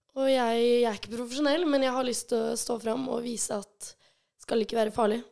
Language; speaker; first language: Norwegian; early bilingual, other home language; Albanian